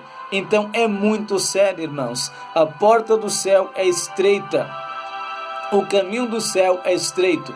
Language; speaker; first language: Portuguese; native; Portuguese